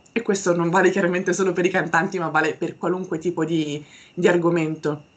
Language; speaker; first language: Italian; native; Italian